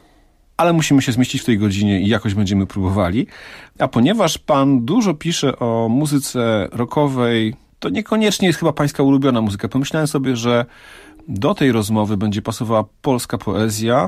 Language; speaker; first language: Polish; native; Polish